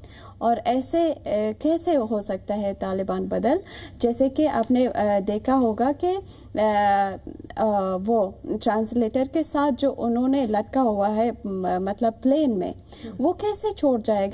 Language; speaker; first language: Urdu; non-native, fluent; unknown